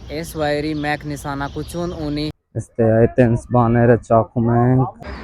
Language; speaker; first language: Armenian; non-native, learner; Hindi